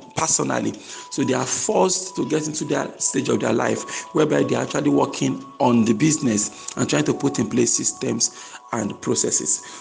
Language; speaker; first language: English; non-native, local second language; Yoruba